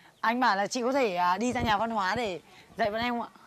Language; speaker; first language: Vietnamese; native; Vietnamese